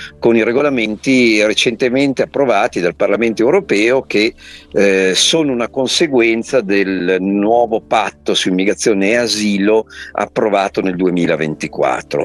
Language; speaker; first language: Italian; native; Italian